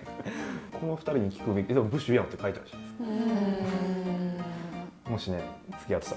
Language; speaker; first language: Japanese; native; Japanese